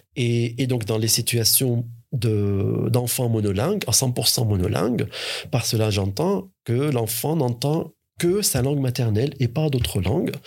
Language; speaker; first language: French; non-native, fluent; Arabic